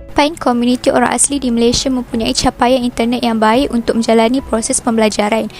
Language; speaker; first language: Malay; native; Malay